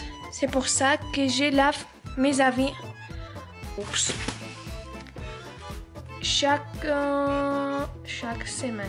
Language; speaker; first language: French; non-native, learner; Spanish